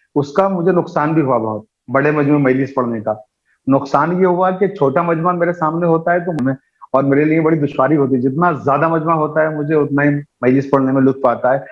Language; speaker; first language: Urdu; native; Urdu